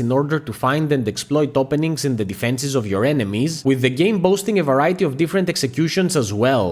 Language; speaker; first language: English; native; English